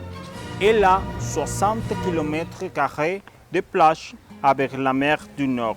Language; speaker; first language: French; non-native, learner; Spanish